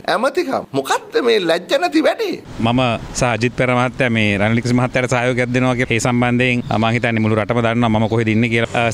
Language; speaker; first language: Sinhala; non-native, local second language; Tamil